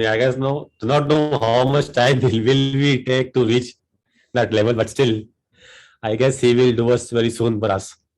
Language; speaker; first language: English; non-native, local second language; Hindi